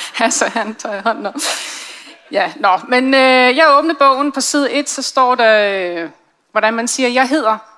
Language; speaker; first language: Danish; non-native, fluent; English